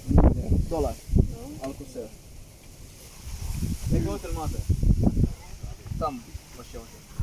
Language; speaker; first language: Czech; non-native, learner; Arabic